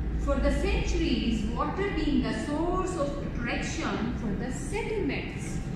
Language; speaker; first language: English; non-native, local second language; Urdu